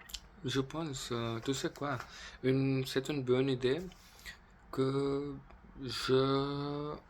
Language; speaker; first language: French; non-native, learner; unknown